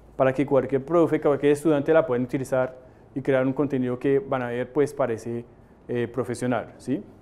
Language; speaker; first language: Spanish; non-native, fluent; French